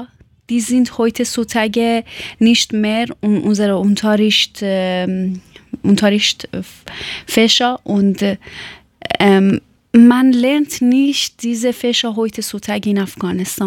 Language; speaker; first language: German; non-native, learner; Persian